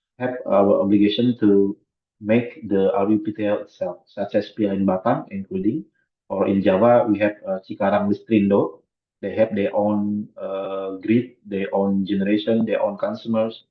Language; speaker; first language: English; non-native, fluent; Indonesian